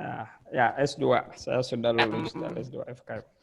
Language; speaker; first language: Indonesian; non-native, learner; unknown